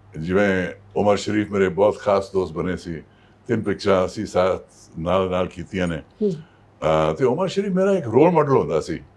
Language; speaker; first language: Punjabi; non-native, local second language; Hindi